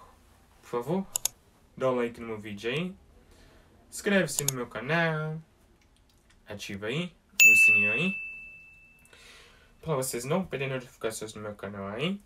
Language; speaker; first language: Portuguese; early bilingual, heritage; Portuguese